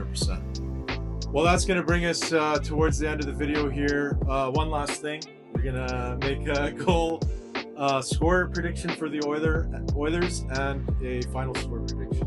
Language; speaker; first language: English; native; English